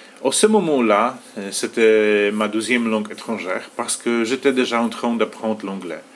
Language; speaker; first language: French; non-native, fluent; Polish